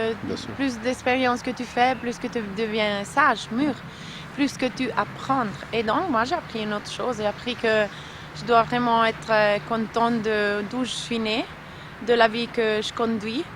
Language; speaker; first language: French; non-native, local second language; Italian